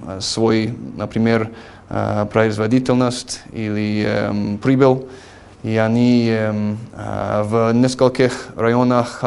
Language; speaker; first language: Russian; non-native, fluent; English